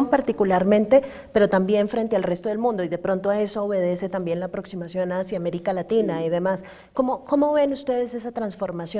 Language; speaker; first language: Spanish; native; Spanish